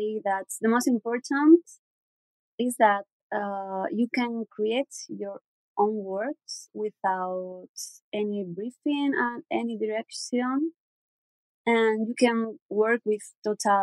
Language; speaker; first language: English; non-native, learner; Spanish